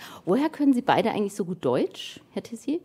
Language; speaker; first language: German; native; German